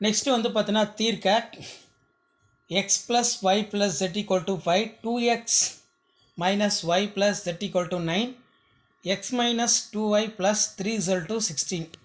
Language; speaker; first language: Tamil; native; Tamil